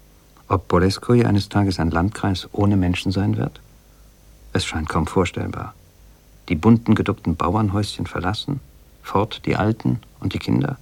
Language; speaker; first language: German; native; German